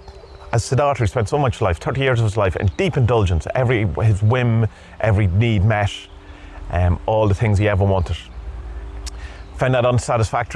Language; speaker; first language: English; native; English